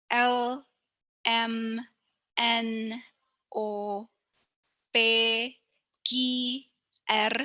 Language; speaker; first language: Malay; non-native, fluent; Javanese